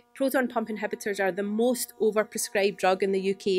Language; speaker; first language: English; native; English